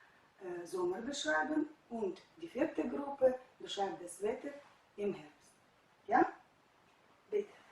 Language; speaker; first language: German; non-native, fluent; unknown